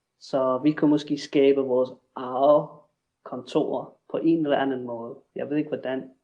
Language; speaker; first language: Danish; non-native, fluent; English